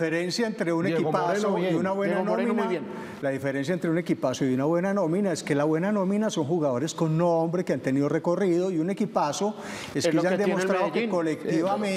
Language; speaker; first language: Spanish; native; Spanish